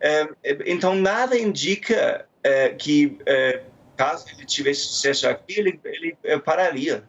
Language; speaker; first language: Portuguese; non-native, fluent; German